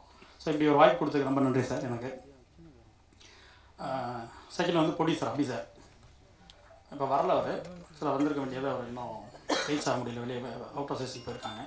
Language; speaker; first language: Tamil; native; Tamil